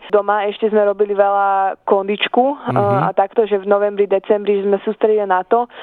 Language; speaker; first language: Slovak; early bilingual, heritage; Slovak